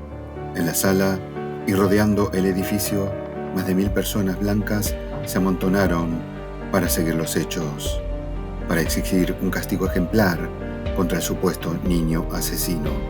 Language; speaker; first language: Spanish; native; Spanish